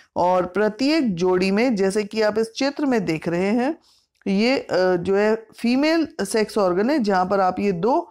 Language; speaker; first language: Hindi; native; Hindi